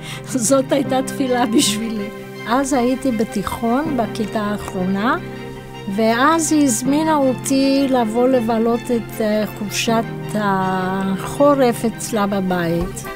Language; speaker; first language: Hebrew; non-native, fluent; Romanian